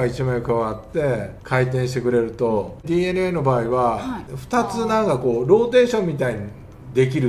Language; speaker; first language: Japanese; native; Japanese